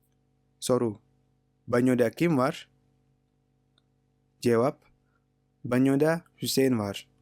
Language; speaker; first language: Turkish; non-native, fluent; Indonesian